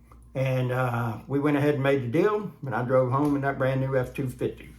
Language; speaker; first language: English; native; English